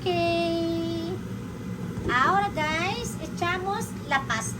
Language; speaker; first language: Spanish; non-native, learner; Filipino